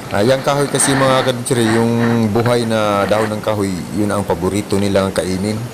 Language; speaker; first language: Filipino; non-native, local second language; Cebuano